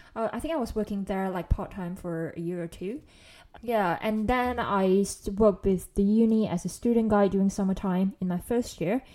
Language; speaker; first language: English; non-native, local second language; Chinese